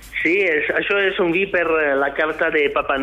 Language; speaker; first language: Catalan; non-native, fluent; French